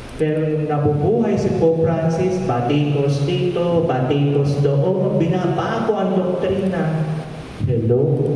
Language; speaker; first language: Filipino; non-native, local second language; Pampanga